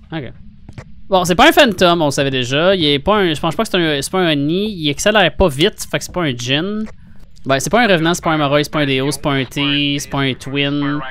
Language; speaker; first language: French; native; French